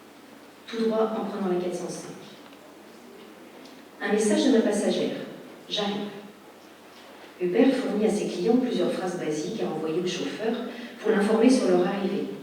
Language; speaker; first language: French; native; French